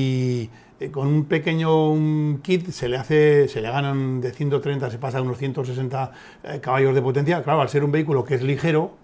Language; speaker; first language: Spanish; native; Spanish